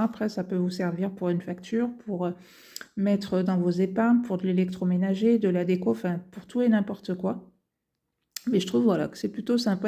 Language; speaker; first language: French; native; French